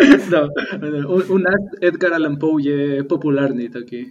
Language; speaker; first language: Czech; non-native, fluent; Spanish